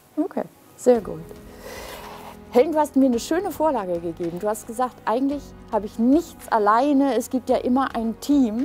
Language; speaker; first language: German; native; German